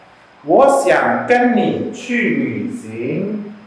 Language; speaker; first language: Chinese; non-native, fluent; Indonesian